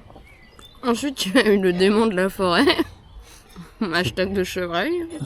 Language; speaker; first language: French; native; French